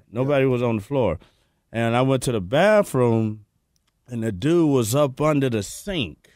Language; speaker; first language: English; native; English